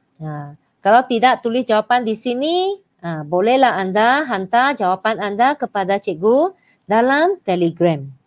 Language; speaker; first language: Malay; non-native, local second language; Chinese